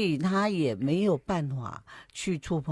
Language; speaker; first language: Chinese; native; Chinese